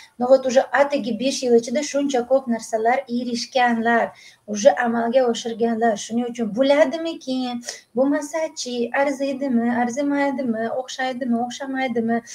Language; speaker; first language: Uzbek; non-native, local second language; Russian